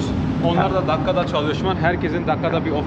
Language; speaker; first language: Turkish; non-native, learner; Bangla